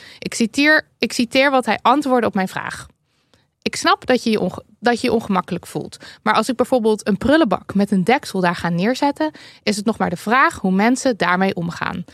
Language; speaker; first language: Dutch; native; Dutch